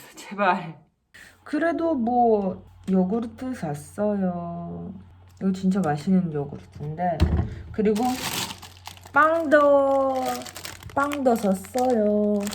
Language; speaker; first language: Korean; non-native, fluent; Russian